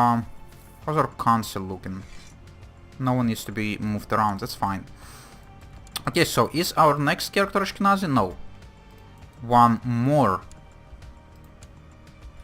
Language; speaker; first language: English; non-native, fluent; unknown